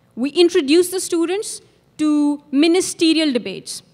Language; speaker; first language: English; non-native, local second language; Urdu